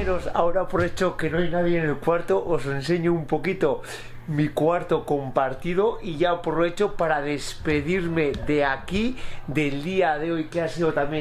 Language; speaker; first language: Spanish; native; Spanish